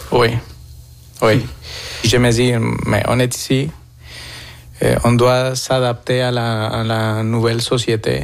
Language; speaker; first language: French; non-native, fluent; Spanish